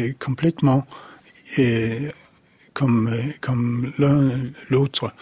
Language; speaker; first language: French; non-native, fluent; Danish